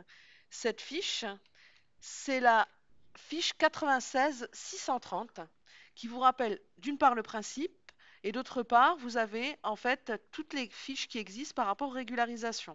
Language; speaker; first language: French; native; French